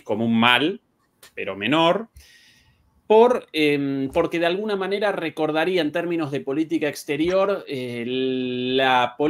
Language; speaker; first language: Spanish; native; Spanish